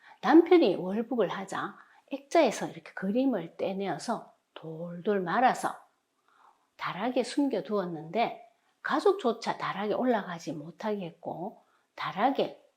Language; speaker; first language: Korean; native; Korean